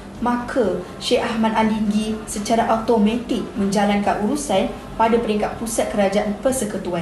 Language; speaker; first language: Malay; native; Malay